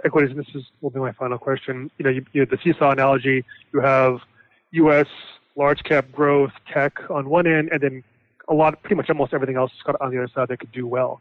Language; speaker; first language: English; native; English